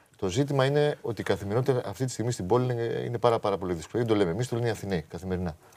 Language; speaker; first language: Greek; native; Greek